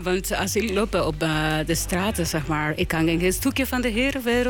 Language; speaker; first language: Dutch; non-native, learner; Spanish